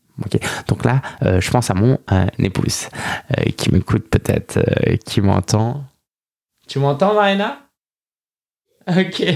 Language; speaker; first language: French; early bilingual, other home language; Chinese